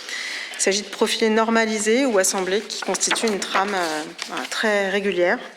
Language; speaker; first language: French; native; French